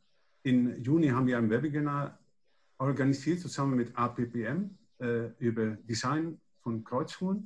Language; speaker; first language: German; non-native, learner; Dutch